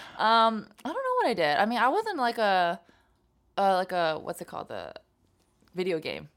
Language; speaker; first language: English; native; English